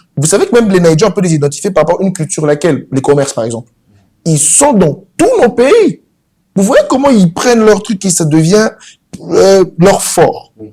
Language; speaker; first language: French; non-native, local second language; Lingala